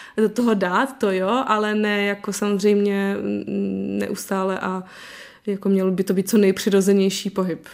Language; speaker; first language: Czech; native; Czech